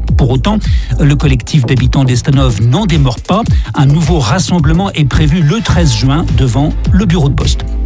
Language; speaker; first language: French; native; French